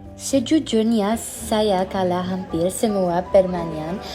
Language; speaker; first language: Malay; non-native, learner; Arabic